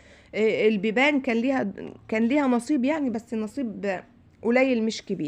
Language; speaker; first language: Arabic; native; Arabic